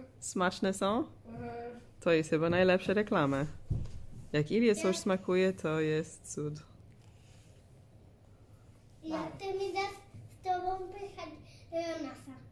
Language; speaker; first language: Polish; non-native, learner; English